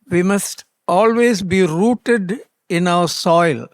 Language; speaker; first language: English; non-native, local second language; Malayalam